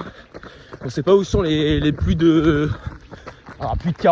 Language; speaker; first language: French; native; French